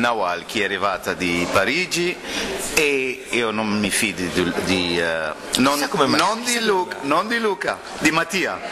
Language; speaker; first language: Italian; non-native, learner; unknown